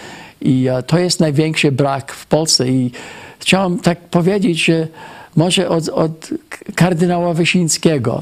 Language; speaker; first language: Polish; early bilingual, heritage; Polish